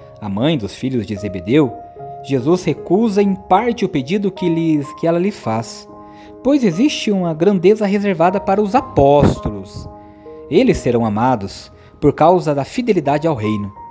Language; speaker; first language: Portuguese; native; Portuguese